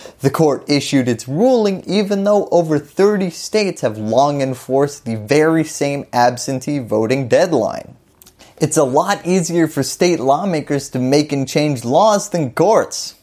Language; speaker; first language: English; native; English